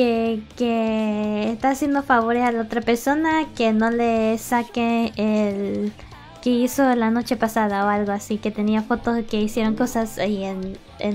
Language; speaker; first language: Spanish; early bilingual, heritage; English